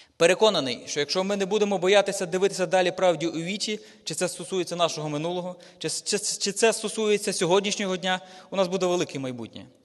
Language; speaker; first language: Ukrainian; native; Ukrainian